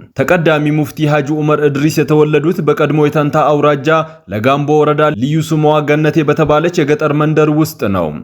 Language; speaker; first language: Amharic; native; Amharic